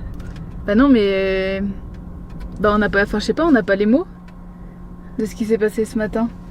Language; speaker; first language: French; native; French